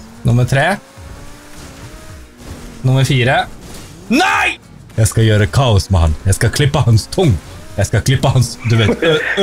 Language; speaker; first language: Norwegian; native; Norwegian